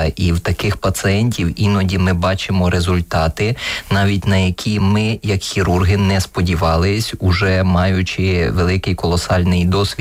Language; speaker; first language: Ukrainian; native; Ukrainian